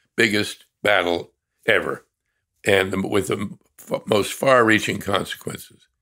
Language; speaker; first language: English; native; English